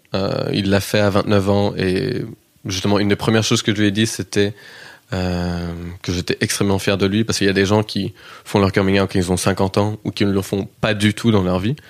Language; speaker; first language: French; early bilingual, heritage; French